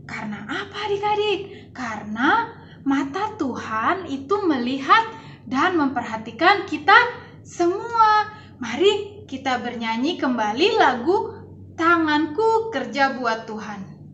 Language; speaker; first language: Indonesian; native; Indonesian